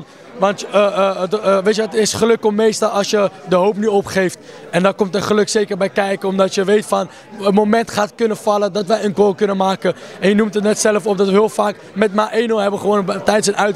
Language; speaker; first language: Dutch; non-native, fluent; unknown